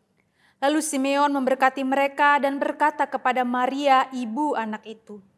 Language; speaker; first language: Indonesian; native; Indonesian